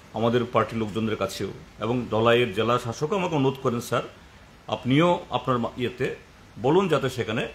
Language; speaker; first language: Bangla; non-native, local second language; Konkani